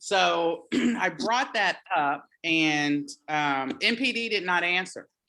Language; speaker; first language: English; native; English